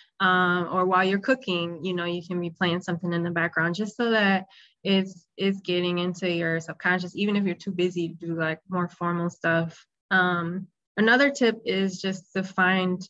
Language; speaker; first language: English; native; English